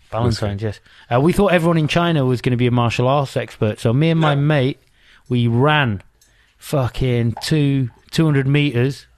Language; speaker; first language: English; native; English